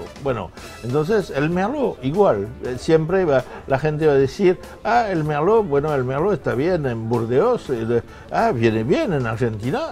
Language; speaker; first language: Spanish; non-native, fluent; French